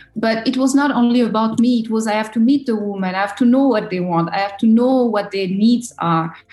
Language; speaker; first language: English; non-native, fluent; French